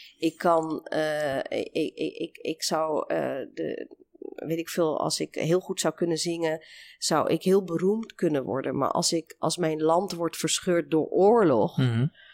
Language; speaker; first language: Dutch; early bilingual, other home language; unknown